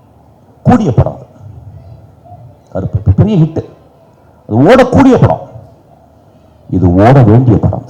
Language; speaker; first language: Tamil; native; Tamil